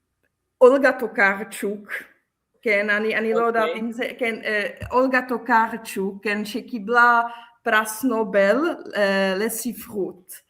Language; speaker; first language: Hebrew; non-native, fluent; Czech